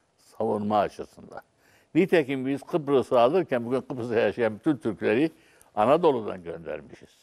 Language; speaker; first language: Turkish; non-native, local second language; Arabic